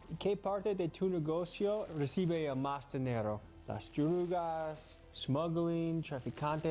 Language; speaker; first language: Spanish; non-native, learner; English